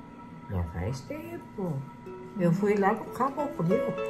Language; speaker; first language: Portuguese; non-native, local second language; Japanese